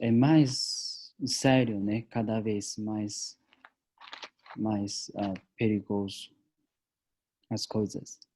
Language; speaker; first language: Portuguese; non-native, learner; Chinese